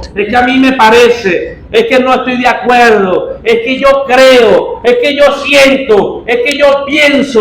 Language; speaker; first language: Spanish; native; Spanish